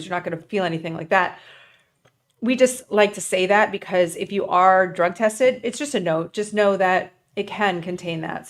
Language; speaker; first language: English; native; English